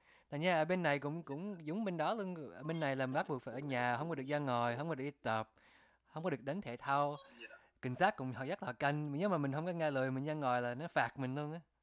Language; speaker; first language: Vietnamese; early bilingual, heritage; Vietnamese